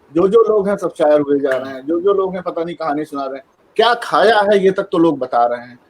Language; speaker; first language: Hindi; native; Hindi